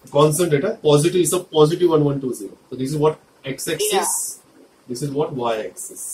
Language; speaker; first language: English; non-native, local second language; Hindi